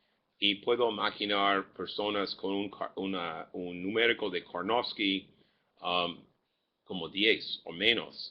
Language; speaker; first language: Spanish; non-native, fluent; English